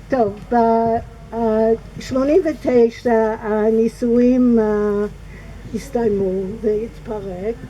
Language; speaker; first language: Hebrew; non-native, fluent; English